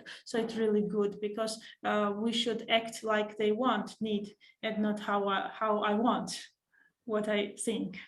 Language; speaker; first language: English; non-native, fluent; Georgian